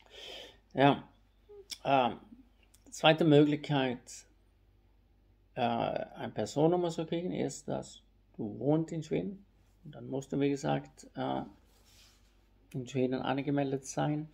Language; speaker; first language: German; non-native, fluent; Swedish